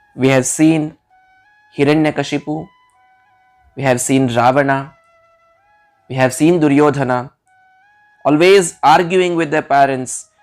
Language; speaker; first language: English; non-native, local second language; Kannada